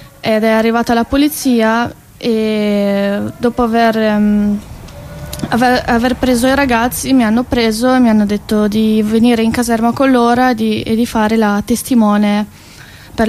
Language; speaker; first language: Italian; non-native, fluent; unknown